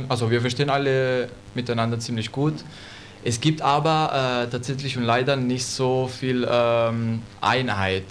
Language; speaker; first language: German; non-native, learner; Italian